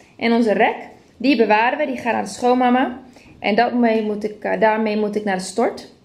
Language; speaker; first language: Dutch; non-native, fluent; Spanish